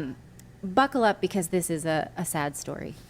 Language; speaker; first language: English; native; English